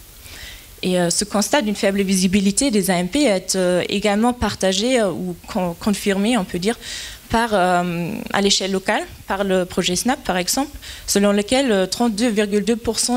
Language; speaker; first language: French; non-native, fluent; German